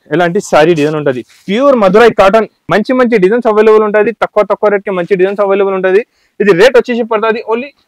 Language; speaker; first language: Telugu; non-native, local second language; Urdu